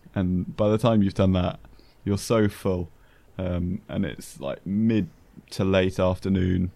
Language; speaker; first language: English; native; English